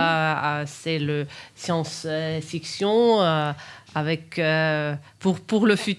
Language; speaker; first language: French; non-native, fluent; Ukrainian